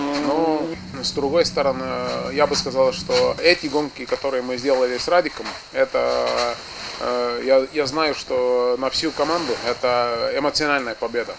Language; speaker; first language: Russian; non-native, fluent; Estonian